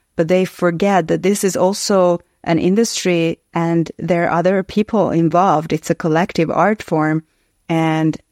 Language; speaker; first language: English; non-native, fluent; Hungarian